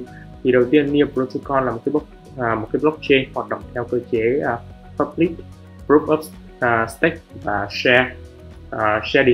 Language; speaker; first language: Vietnamese; native; Vietnamese